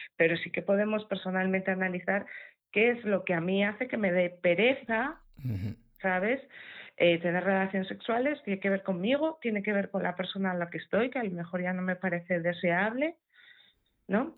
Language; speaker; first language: Spanish; native; Spanish